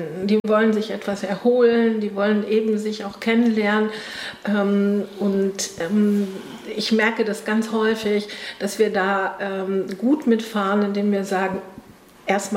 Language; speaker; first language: German; native; German